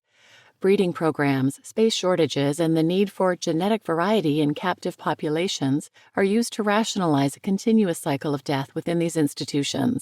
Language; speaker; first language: English; native; English